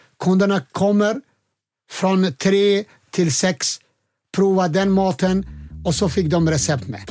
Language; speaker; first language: Swedish; non-native, fluent; Albanian